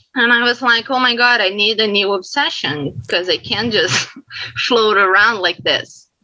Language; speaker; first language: English; non-native, fluent; Portuguese